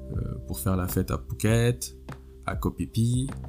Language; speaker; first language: French; non-native, local second language; Wolof